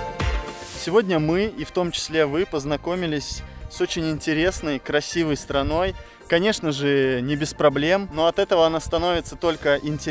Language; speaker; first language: Russian; native; Russian